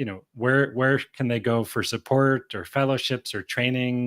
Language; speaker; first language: English; native; English